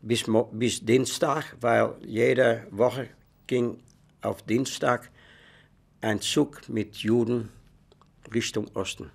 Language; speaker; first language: German; non-native, fluent; Dutch